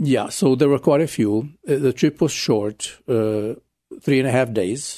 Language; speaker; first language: English; non-native, fluent; Czech